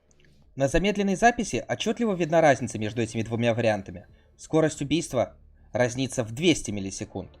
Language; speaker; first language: Russian; native; Russian